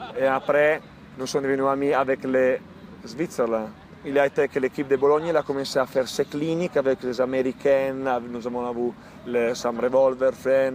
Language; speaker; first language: French; non-native, learner; Italian